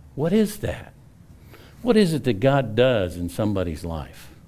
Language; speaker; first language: English; native; English